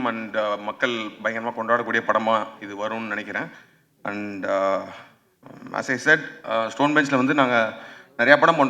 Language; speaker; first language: Tamil; native; Tamil